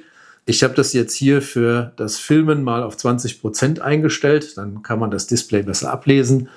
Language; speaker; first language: German; native; German